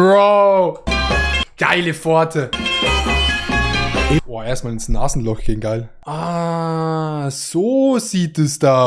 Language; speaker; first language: German; native; German